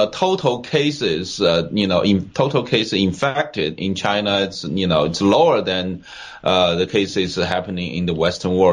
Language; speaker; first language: English; non-native, fluent; Chinese